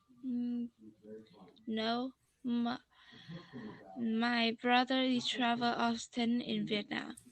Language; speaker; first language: English; non-native, learner; Vietnamese